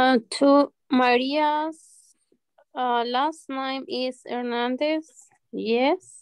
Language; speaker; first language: English; non-native, learner; Spanish